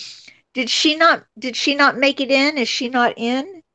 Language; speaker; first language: English; native; English